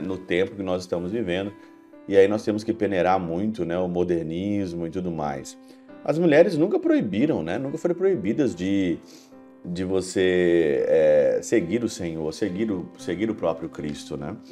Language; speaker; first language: Portuguese; native; Portuguese